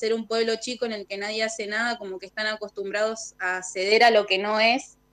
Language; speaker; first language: Spanish; native; Spanish